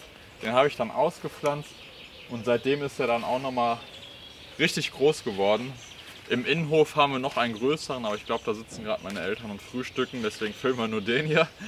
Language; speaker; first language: German; native; German